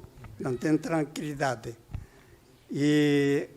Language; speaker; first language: Portuguese; non-native, learner; Japanese